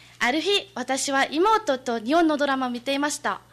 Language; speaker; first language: Japanese; non-native, learner; English